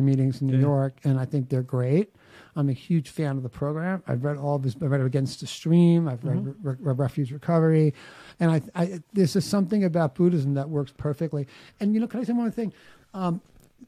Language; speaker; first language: English; native; English